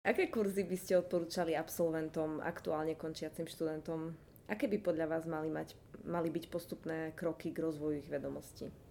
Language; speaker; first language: Slovak; native; Slovak